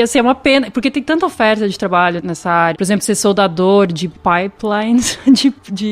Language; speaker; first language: Portuguese; native; Portuguese